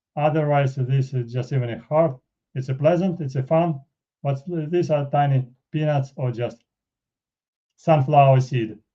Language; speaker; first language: English; non-native, fluent; Russian